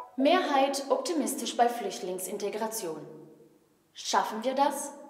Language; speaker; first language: German; native; German